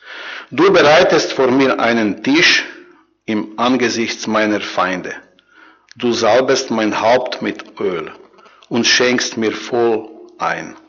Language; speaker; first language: German; non-native, learner; Croatian